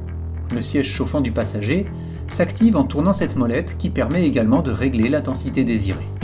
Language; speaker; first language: French; native; French